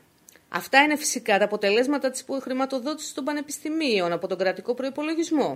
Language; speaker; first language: Greek; native; Greek